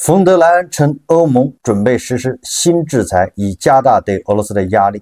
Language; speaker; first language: Chinese; native; Chinese